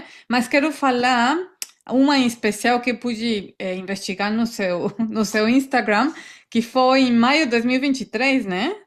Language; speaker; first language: Portuguese; non-native, fluent; Spanish